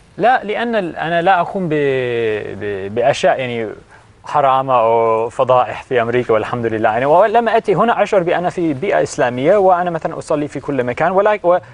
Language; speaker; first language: Arabic; non-native, fluent; English